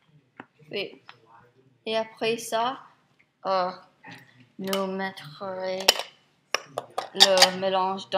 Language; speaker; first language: French; non-native, learner; English